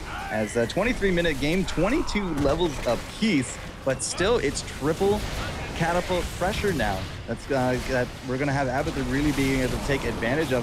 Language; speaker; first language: English; native; English